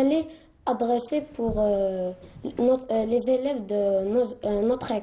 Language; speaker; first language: French; non-native, learner; Arabic